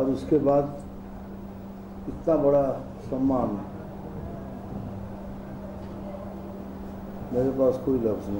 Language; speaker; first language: Hindi; non-native, local second language; Bangla